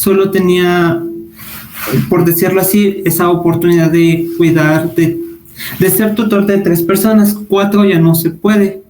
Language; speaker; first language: Spanish; native; Spanish